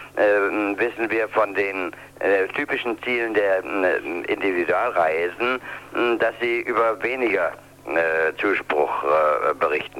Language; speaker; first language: German; native; German